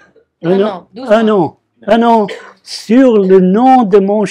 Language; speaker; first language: French; non-native, fluent; English